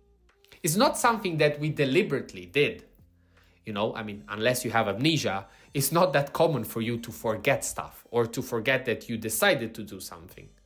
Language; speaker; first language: English; non-native, fluent; Italian